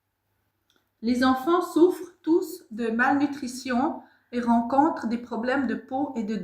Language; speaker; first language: French; native; French